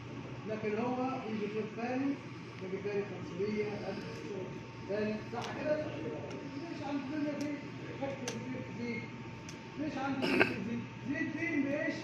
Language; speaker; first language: Arabic; non-native, learner; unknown